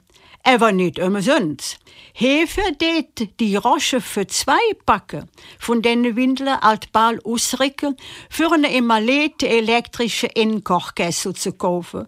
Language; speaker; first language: German; native; German